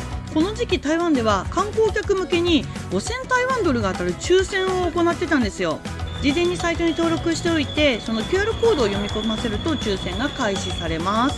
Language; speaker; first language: Japanese; native; Japanese